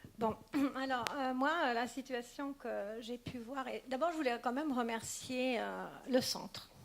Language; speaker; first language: French; native; French